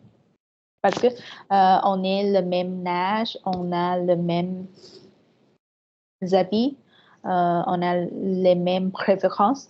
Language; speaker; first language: French; non-native, fluent; Vietnamese